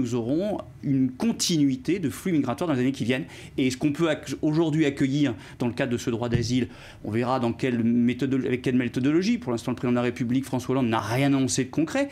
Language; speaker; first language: French; native; French